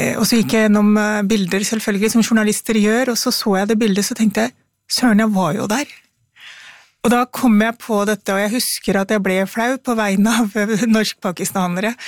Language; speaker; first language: Norwegian; early bilingual, other home language; Urdu